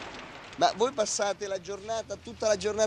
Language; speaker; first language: Italian; native; Italian